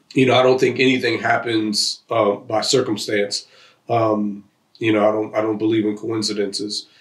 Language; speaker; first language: English; native; English